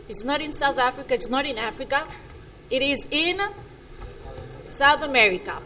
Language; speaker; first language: English; non-native, fluent; Spanish